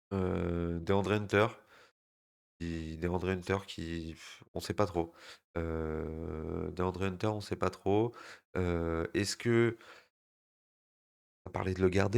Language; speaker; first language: French; native; French